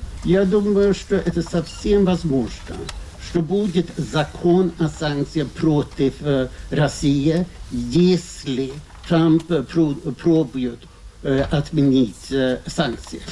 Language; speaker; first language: Russian; non-native, fluent; Swedish